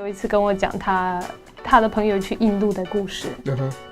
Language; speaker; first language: Chinese; non-native, fluent; Polish